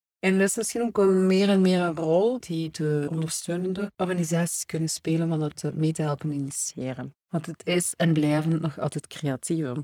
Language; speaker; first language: Dutch; native; Dutch